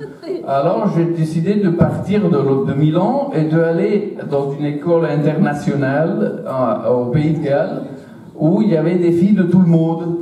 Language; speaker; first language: French; non-native, fluent; Italian